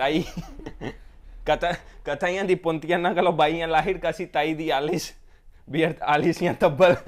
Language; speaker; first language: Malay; non-native, fluent; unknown